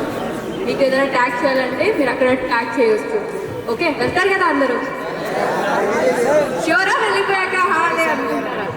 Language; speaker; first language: Telugu; non-native, fluent; Odia